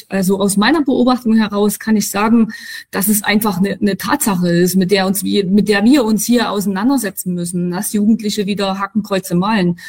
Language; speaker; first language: German; native; German